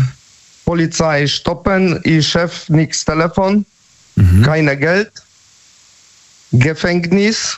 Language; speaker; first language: German; non-native, learner; Polish